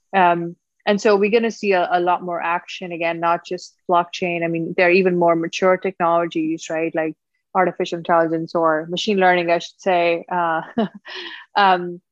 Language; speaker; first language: English; non-native, local second language; Punjabi